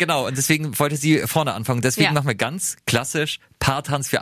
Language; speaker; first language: German; native; German